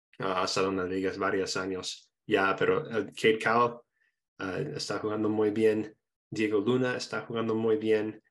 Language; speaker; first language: Spanish; non-native, fluent; English